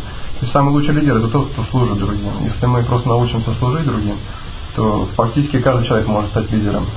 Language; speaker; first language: Russian; native; Russian